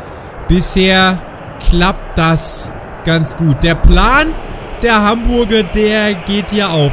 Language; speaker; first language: German; native; German